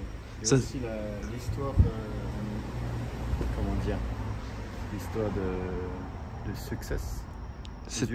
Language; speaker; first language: French; non-native, fluent; Japanese